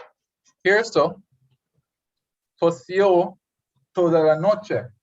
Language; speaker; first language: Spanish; non-native, fluent; English